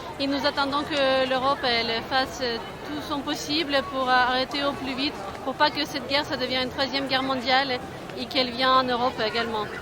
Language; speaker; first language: French; non-native, fluent; Ukrainian